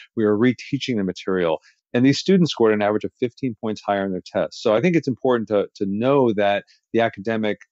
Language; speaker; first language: English; native; English